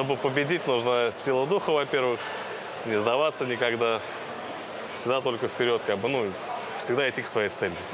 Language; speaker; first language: Russian; native; Russian